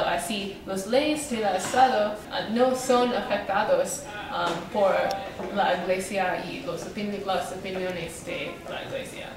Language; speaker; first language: Spanish; non-native, learner; English